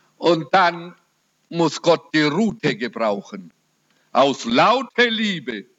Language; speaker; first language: German; early bilingual, heritage; German